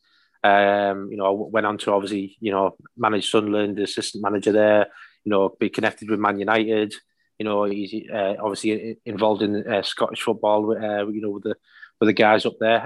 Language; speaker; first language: English; native; English